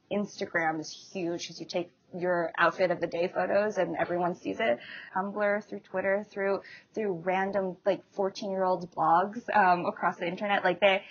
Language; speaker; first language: English; native; English